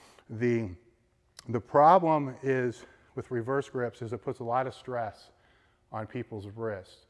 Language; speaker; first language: English; native; English